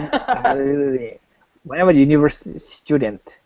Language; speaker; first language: English; non-native, learner; Japanese